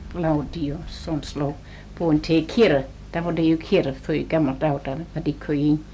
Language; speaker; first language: Danish; native; Danish